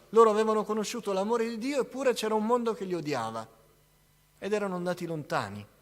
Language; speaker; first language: Italian; native; Italian